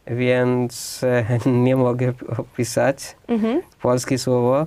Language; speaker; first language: Polish; non-native, fluent; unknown